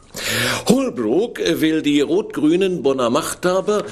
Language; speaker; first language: German; native; German